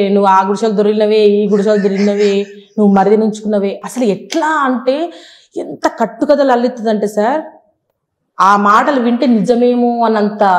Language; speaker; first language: Telugu; native; Telugu